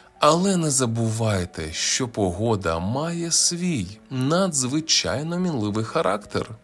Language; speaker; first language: Ukrainian; native; Ukrainian